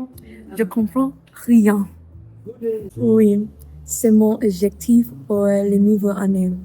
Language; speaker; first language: French; non-native, learner; English